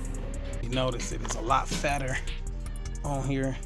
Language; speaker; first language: English; native; English